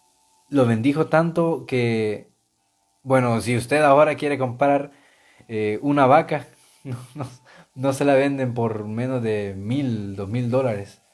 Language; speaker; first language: Spanish; native; Spanish